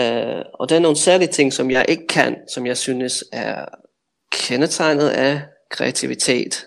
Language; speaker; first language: Danish; non-native, fluent; English